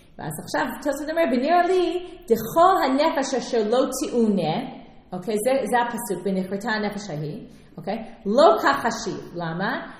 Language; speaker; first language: Hebrew; non-native, fluent; English